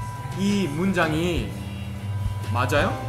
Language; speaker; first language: Korean; non-native, learner; English